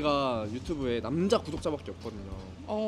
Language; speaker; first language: Korean; native; Korean